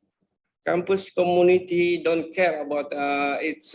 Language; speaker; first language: English; non-native, fluent; Indonesian